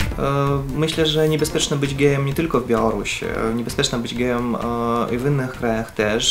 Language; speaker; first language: Polish; non-native, fluent; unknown